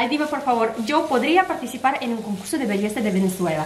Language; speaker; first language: Spanish; non-native, fluent; Russian